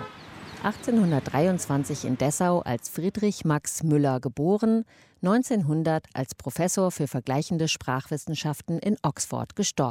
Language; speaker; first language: German; native; German